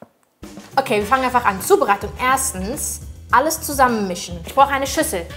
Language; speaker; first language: German; native; German